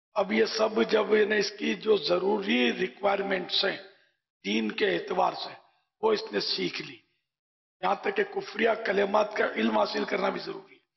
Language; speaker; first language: Urdu; native; Urdu